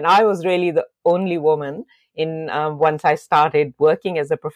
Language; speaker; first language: English; non-native, local second language; Urdu